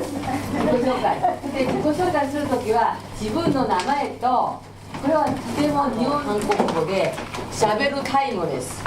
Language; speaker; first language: Japanese; non-native, learner; Korean